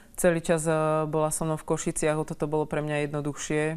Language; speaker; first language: Slovak; native; Slovak